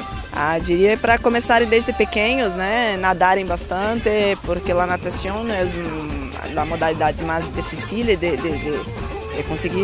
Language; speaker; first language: Spanish; non-native, learner; Portuguese